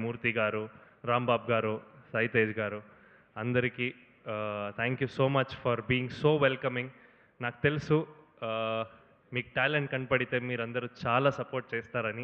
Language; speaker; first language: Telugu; non-native, learner; Kannada